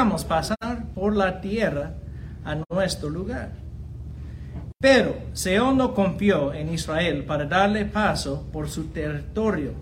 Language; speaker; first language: Spanish; non-native, fluent; English